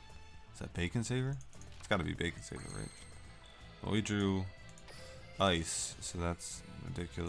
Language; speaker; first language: English; native; English